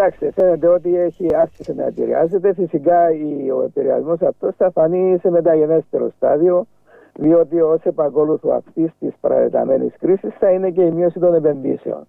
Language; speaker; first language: Greek; native; Greek